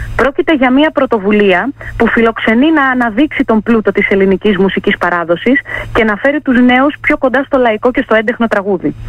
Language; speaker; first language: Greek; native; Greek